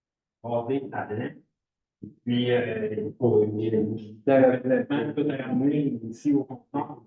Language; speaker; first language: French; native; French